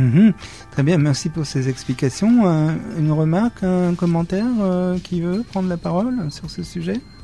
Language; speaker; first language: French; native; French